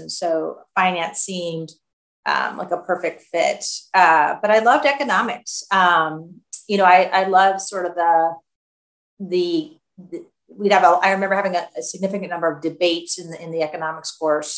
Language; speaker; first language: English; native; English